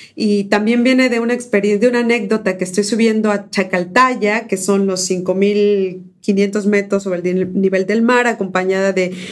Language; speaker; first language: Spanish; native; Spanish